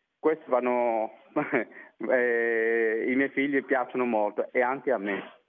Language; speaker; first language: Italian; non-native, fluent; Morisyen